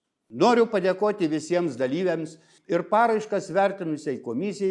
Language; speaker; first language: Lithuanian; native; Lithuanian